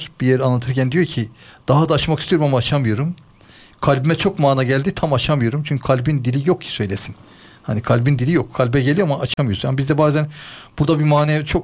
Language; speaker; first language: Turkish; native; Turkish